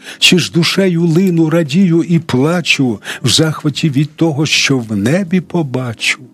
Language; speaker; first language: Ukrainian; non-native, local second language; Russian